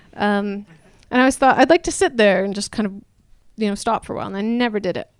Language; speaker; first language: English; native; English